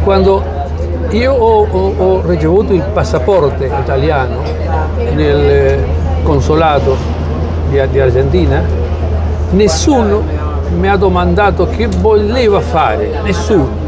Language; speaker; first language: Italian; early bilingual, heritage; Spanish